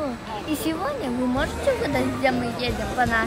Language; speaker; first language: Russian; early bilingual, heritage; Russian